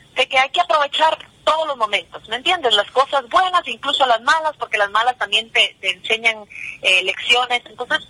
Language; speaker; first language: Spanish; early bilingual, heritage; Spanish